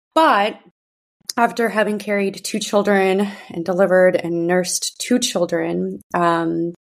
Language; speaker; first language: English; early bilingual, other home language; Russian